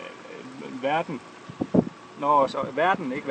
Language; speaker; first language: Danish; native; Danish